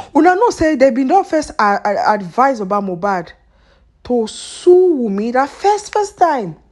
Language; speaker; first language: Nigerian Pidgin; non-native, local second language; Yoruba